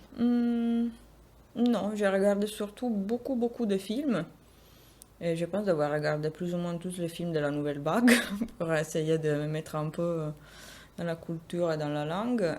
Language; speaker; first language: French; non-native, fluent; Italian